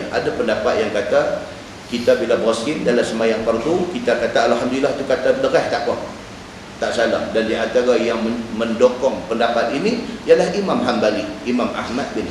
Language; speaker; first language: Malay; native; Malay